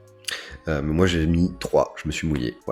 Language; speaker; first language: French; native; French